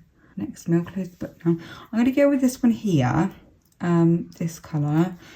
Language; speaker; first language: English; native; English